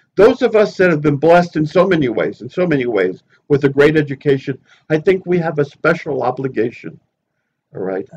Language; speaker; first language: English; early bilingual, other home language; Spanish